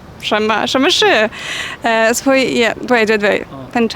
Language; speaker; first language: Chinese; non-native, learner; Polish